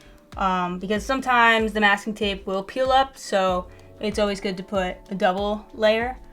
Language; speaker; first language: English; native; English